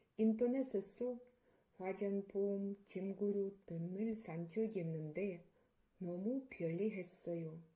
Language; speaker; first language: Korean; non-native, learner; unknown